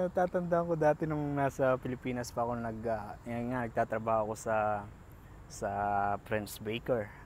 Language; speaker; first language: Filipino; native; Filipino